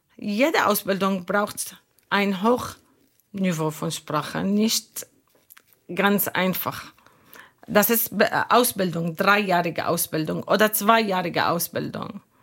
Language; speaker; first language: German; non-native, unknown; Arabic